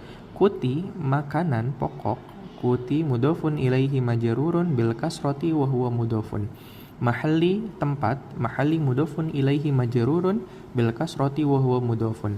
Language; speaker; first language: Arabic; non-native, learner; Indonesian